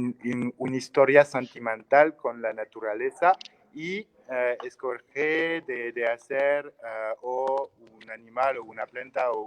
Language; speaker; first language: Spanish; non-native, learner; French